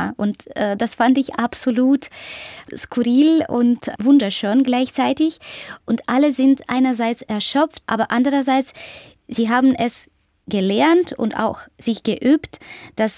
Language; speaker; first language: German; non-native, fluent; Ukrainian